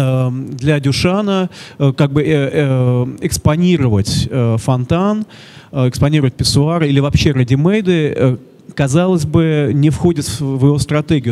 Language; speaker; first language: Russian; native; Russian